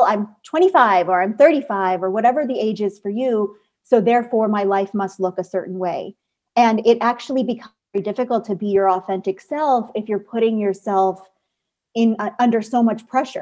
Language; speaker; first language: English; native; English